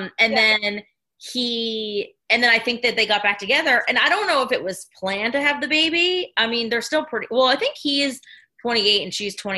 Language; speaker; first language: English; native; English